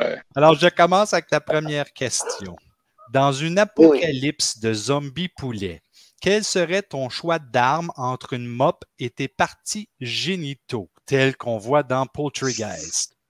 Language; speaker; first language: French; native; French